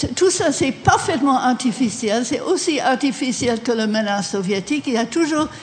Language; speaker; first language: French; non-native, fluent; English